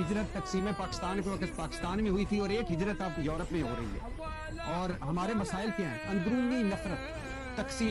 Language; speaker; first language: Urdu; non-native, local second language; Punjabi